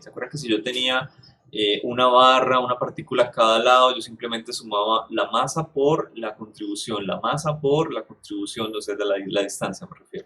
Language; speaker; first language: Spanish; native; Spanish